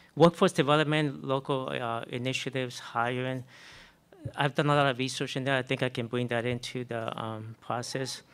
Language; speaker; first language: English; native; English